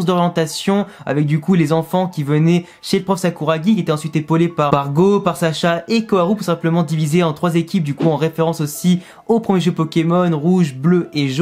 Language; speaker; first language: French; native; French